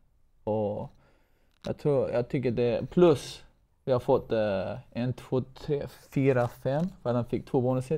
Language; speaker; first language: Swedish; non-native, fluent; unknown